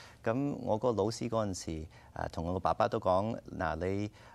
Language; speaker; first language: Cantonese; early bilingual, heritage; Cantonese